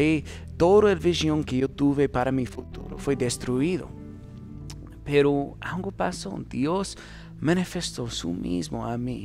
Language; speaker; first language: Spanish; non-native, fluent; English